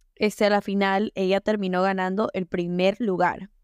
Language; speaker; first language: Spanish; early bilingual, heritage; Spanish